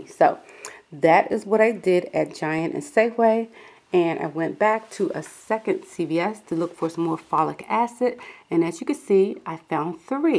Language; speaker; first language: English; native; English